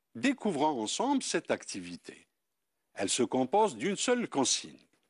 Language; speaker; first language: French; non-native, local second language; Arabic